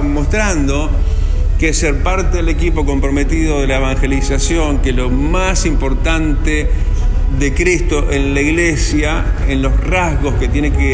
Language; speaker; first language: Spanish; native; Spanish